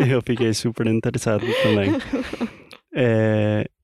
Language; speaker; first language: Portuguese; non-native, learner; English